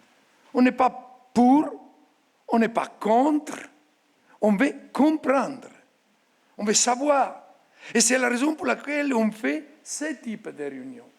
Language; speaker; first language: French; non-native, fluent; Italian